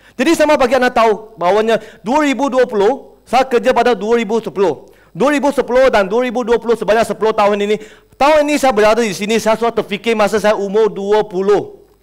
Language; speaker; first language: Malay; non-native, local second language; Chinese